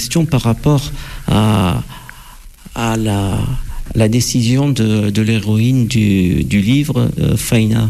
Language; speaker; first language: French; native; French